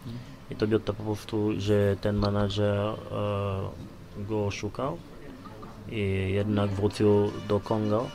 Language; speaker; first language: Polish; non-native, learner; Lingala